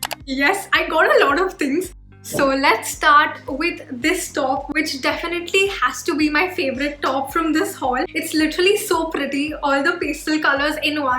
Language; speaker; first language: English; non-native, local second language; Hindi